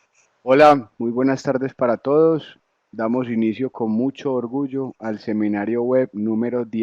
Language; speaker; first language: Spanish; native; Spanish